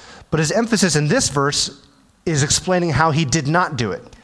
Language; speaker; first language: English; early bilingual, other home language; Chinese